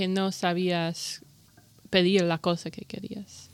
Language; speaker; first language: Spanish; non-native, learner; English